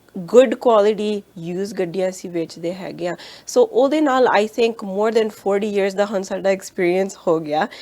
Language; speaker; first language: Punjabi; early bilingual, heritage; Punjabi